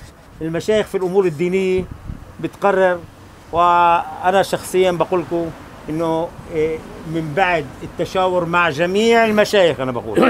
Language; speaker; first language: Arabic; native; Arabic